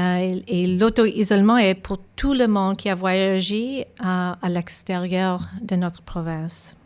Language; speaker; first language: French; non-native, local second language; English